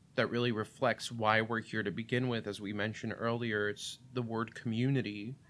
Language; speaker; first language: English; early bilingual, other home language; Russian